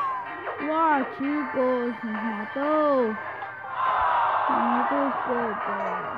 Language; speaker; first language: Spanish; native; Spanish